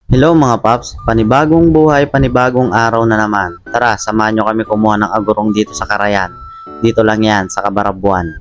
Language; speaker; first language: Filipino; non-native, local second language; Iloko